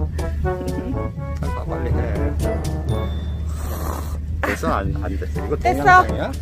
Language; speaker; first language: Korean; native; Korean